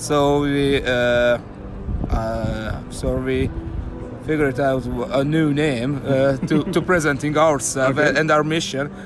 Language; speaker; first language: English; non-native, learner; Hungarian